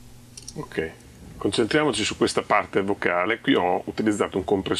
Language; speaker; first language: Italian; native; Italian